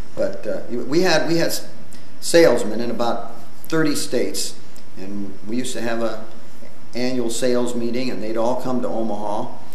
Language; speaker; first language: English; native; English